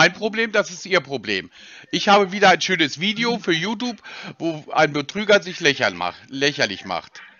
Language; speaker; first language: German; native; German